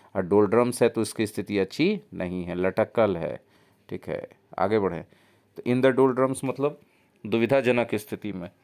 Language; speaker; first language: Hindi; native; Hindi